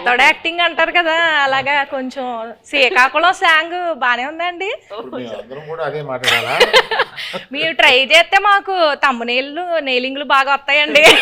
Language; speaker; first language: Telugu; native; Telugu